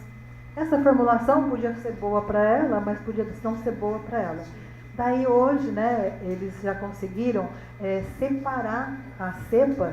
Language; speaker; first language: Portuguese; native; Portuguese